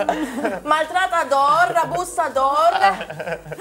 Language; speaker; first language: Spanish; native; Spanish